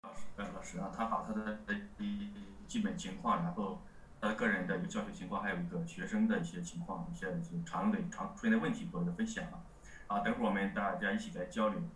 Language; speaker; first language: Chinese; native; Chinese